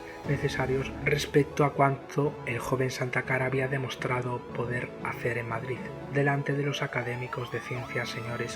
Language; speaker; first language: Spanish; native; Spanish